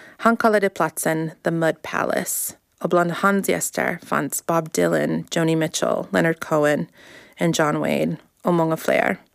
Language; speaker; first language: Swedish; non-native, fluent; English